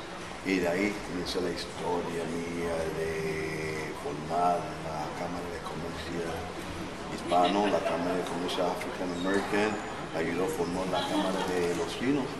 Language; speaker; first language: Spanish; non-native, local second language; English